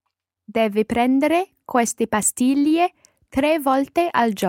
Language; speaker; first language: Italian; non-native, learner; English